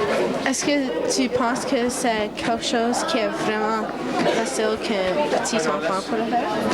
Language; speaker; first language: French; non-native, local second language; English